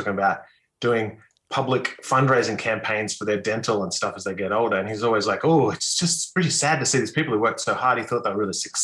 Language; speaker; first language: English; native; English